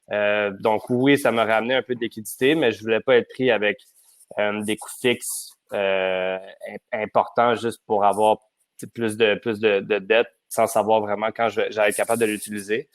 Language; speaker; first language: French; native; French